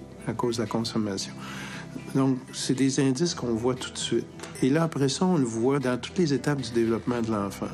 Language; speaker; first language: French; native; French